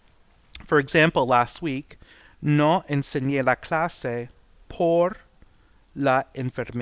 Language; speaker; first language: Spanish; non-native, fluent; English